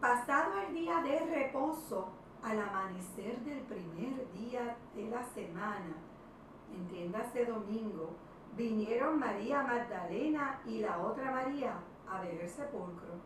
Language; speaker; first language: Spanish; native; Spanish